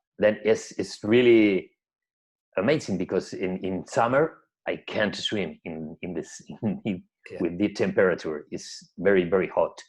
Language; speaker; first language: English; non-native, learner; Spanish